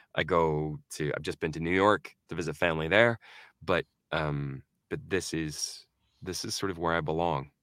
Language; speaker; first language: English; early bilingual, other home language; Norwegian